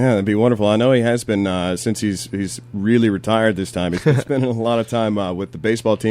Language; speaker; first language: English; native; English